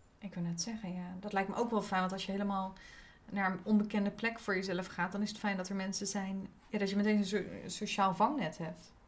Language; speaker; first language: Dutch; native; Dutch